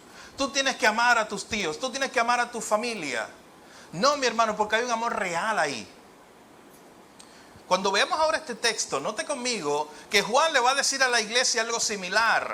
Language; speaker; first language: Spanish; native; Spanish